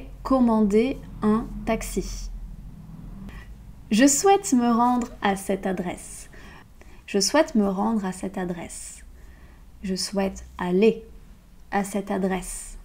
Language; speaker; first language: French; native; French